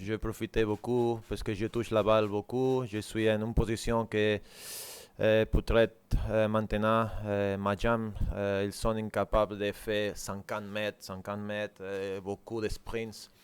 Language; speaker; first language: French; non-native, learner; Spanish